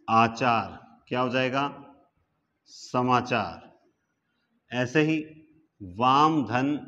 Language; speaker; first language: Hindi; native; Hindi